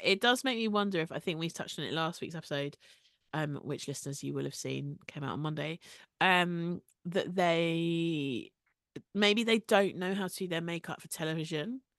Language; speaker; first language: English; native; English